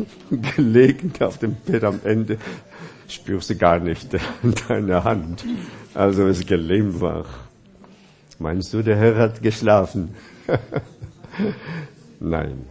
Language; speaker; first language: German; non-native, fluent; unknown